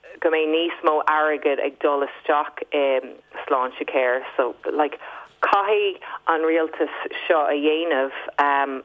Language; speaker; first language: Irish; non-native, local second language; English